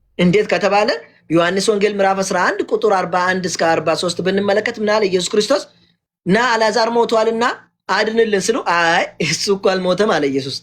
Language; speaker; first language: Amharic; non-native, local second language; Oromo